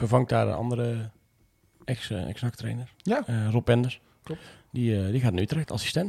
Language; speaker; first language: Dutch; native; Dutch